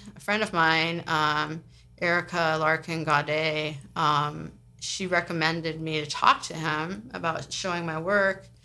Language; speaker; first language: English; native; English